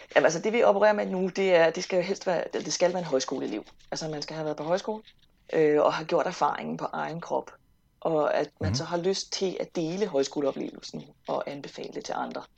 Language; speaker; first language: Danish; native; Danish